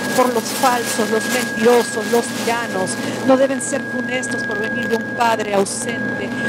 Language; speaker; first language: Spanish; native; Spanish